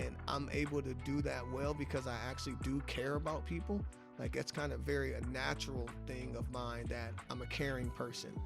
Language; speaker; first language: English; native; English